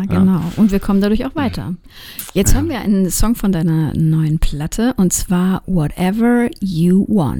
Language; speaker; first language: German; native; German